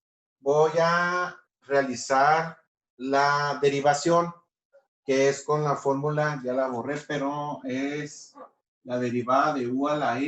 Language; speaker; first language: Spanish; native; Spanish